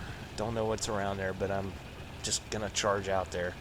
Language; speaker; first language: English; native; English